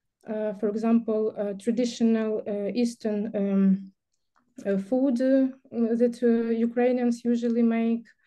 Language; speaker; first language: English; non-native, learner; Ukrainian